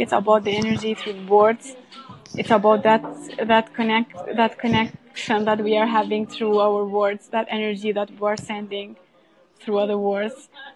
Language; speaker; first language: English; non-native, fluent; Albanian